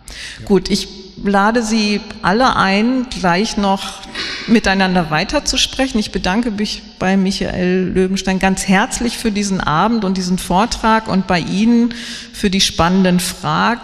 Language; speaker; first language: German; native; German